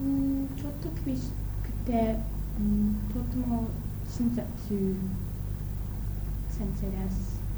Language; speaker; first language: Japanese; non-native, learner; English